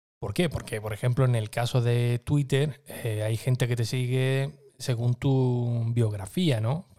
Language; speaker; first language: Spanish; native; Spanish